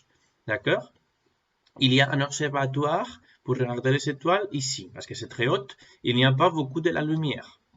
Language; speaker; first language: French; non-native, fluent; Spanish